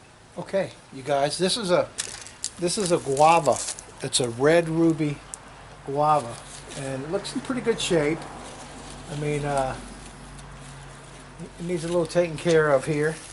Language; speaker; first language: English; native; English